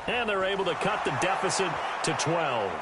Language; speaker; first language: English; native; English